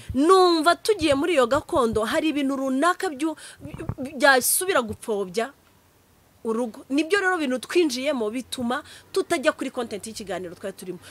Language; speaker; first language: Kinyarwanda; early bilingual, heritage; Kinyarwanda